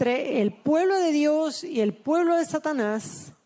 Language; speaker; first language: Spanish; native; Spanish